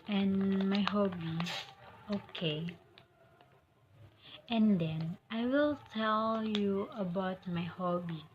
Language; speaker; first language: English; non-native, learner; Indonesian